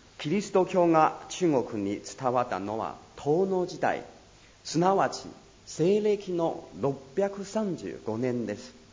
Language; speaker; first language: Japanese; non-native, fluent; Chinese